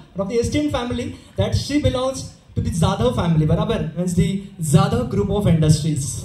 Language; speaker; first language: English; non-native, local second language; Marathi